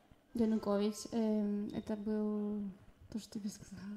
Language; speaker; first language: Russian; early bilingual, heritage; Russian